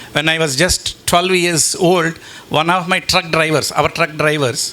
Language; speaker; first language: English; non-native, local second language; Telugu